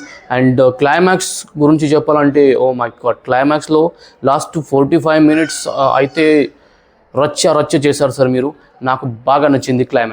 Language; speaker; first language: Telugu; non-native, learner; Marathi